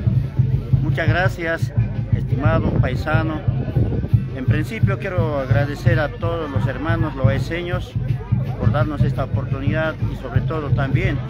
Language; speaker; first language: Spanish; non-native, local second language; Aymara